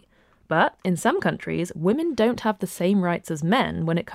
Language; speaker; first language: English; native; English